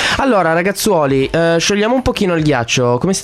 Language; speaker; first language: Italian; native; Italian